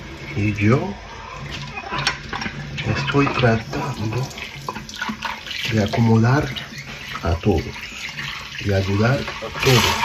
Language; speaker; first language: Spanish; early bilingual, heritage; English